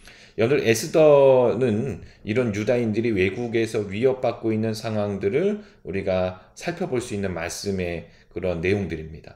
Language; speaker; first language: Korean; native; Korean